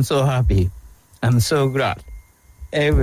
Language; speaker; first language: English; non-native, learner; Japanese